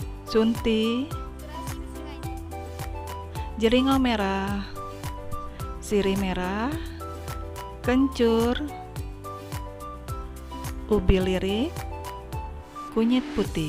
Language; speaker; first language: Indonesian; native; Indonesian